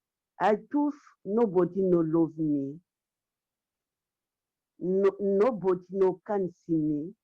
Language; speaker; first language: English; non-native, learner; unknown